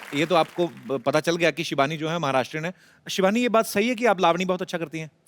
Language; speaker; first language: Hindi; non-native, local second language; Punjabi